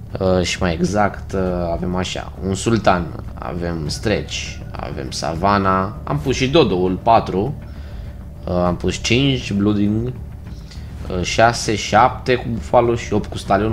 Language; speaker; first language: Romanian; native; Romanian